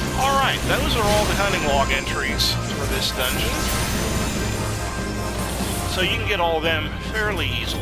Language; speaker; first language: English; native; English